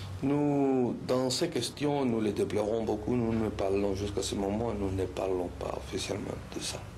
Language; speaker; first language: French; non-native, fluent; Spanish